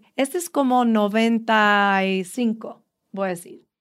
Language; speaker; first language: Spanish; early bilingual, heritage; Spanish